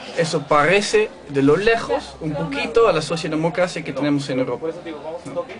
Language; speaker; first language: Spanish; non-native, fluent; Dutch